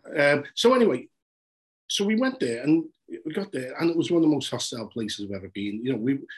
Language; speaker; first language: English; native; English